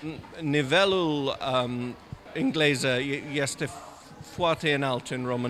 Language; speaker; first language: Romanian; non-native, learner; English